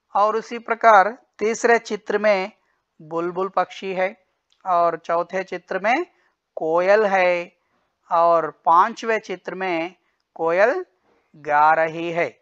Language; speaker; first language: Hindi; non-native, local second language; Telugu